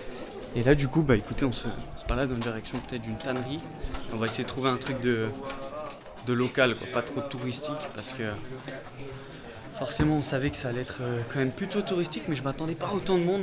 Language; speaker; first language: French; native; French